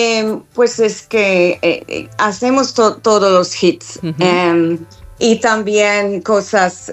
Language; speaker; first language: Spanish; non-native, fluent; English